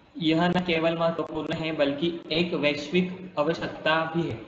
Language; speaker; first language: Hindi; non-native, local second language; Marathi